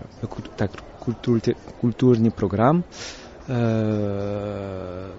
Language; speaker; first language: Slovenian; early bilingual, heritage; Slovenian